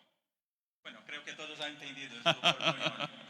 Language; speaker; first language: Spanish; non-native, fluent; Portuguese